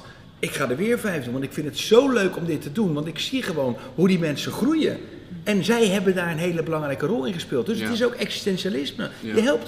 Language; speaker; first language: Dutch; native; Dutch